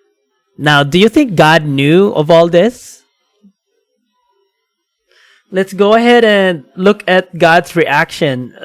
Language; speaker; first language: English; non-native, local second language; Filipino